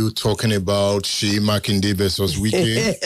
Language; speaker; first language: English; non-native, local second language; Yoruba